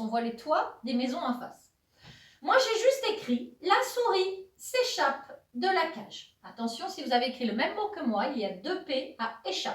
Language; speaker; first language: French; native; French